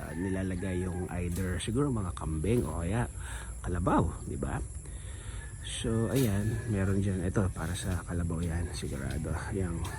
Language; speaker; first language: Filipino; non-native, local second language; Pampanga